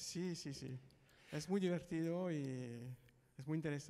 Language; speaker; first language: Spanish; non-native, fluent; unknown